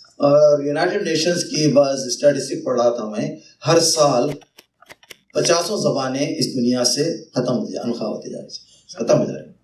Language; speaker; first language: Urdu; native; Urdu